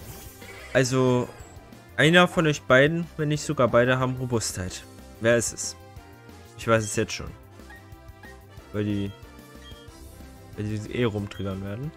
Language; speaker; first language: German; native; German